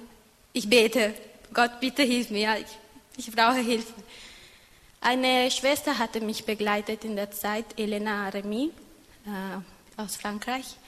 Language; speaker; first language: German; non-native, fluent; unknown